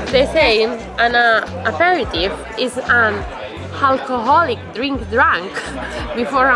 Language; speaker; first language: English; non-native, fluent; Italian